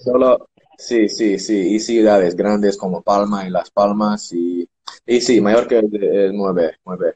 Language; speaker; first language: Spanish; non-native, learner; English